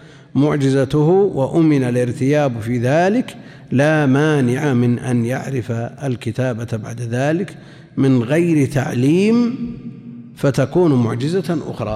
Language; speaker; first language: Arabic; native; Arabic